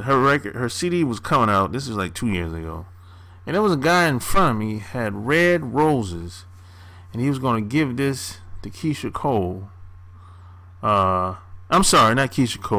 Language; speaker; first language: English; native; English